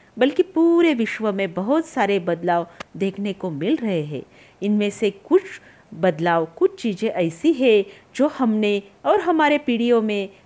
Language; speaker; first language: Hindi; non-native, local second language; Marathi